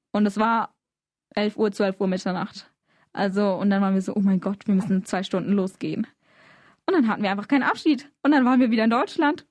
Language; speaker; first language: German; early bilingual, other home language; Arabic